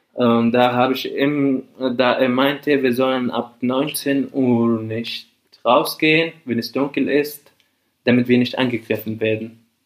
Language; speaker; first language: German; non-native, fluent; Arabic